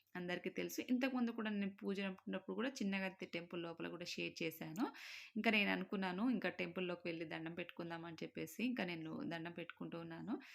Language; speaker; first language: Telugu; non-native, local second language; Marwari